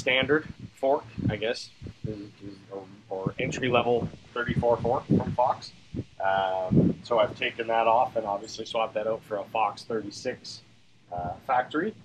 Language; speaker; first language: English; native; English